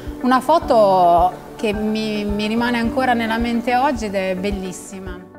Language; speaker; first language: Italian; non-native, fluent; Albanian